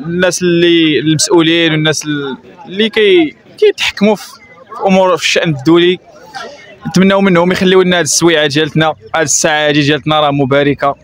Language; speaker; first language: Arabic; native; Arabic